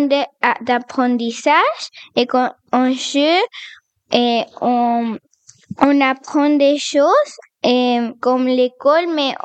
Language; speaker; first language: French; non-native, learner; Spanish